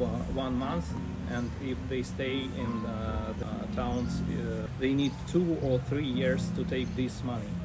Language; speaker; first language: English; non-native, learner; Russian